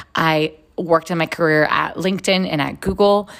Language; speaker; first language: English; non-native, fluent; Hebrew